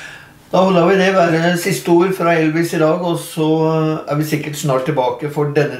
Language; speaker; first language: Norwegian; native; Norwegian